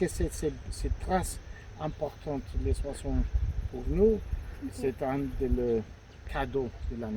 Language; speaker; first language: French; non-native, fluent; Spanish